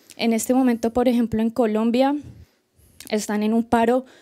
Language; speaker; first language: Spanish; native; Spanish